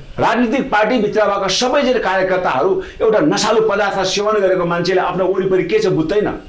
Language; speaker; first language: Nepali; non-native, local second language; Sherpa